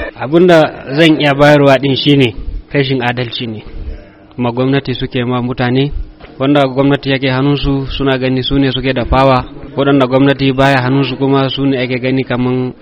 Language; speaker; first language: Hausa; non-native, local second language; Fula